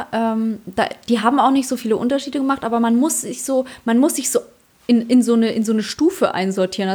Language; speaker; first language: German; early bilingual, other home language; Polish